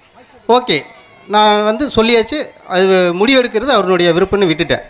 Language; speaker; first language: Tamil; native; Tamil